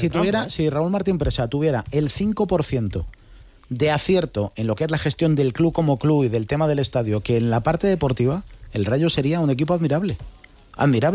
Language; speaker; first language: Spanish; native; Spanish